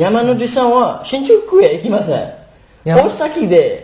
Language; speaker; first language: Japanese; non-native, learner; Burmese